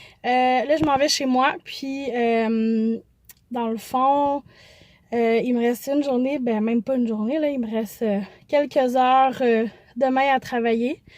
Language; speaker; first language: French; native; French